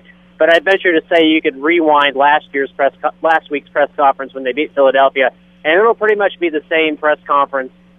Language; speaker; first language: English; native; English